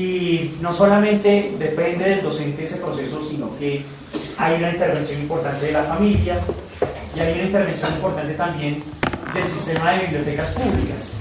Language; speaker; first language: Spanish; native; Spanish